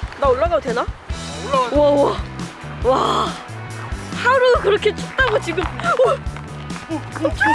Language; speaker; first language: Korean; native; Korean